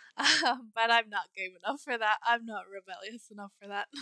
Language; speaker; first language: English; native; English